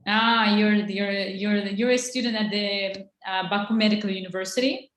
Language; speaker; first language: English; non-native, fluent; Azerbaijani